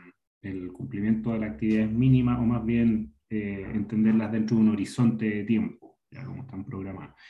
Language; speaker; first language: Spanish; native; Spanish